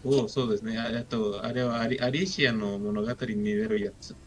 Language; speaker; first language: Japanese; non-native, learner; Spanish